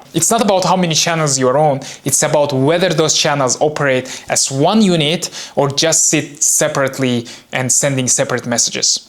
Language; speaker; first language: English; non-native, fluent; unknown